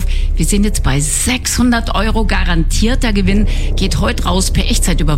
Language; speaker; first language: German; native; German